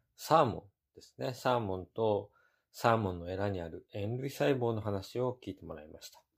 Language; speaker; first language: Japanese; native; Japanese